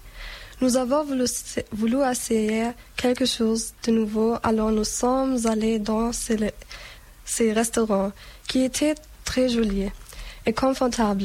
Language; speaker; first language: French; non-native, learner; German